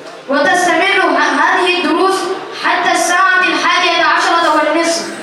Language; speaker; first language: Arabic; non-native, learner; Urdu